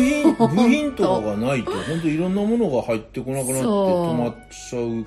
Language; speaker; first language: Japanese; native; Japanese